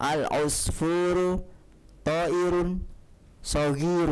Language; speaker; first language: Arabic; non-native, learner; Indonesian